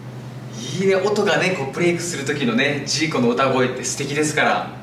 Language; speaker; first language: Japanese; native; Japanese